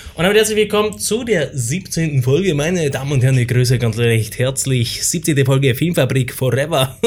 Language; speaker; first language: German; native; German